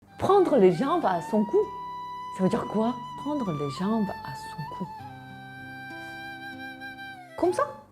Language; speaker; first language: French; non-native, fluent; Korean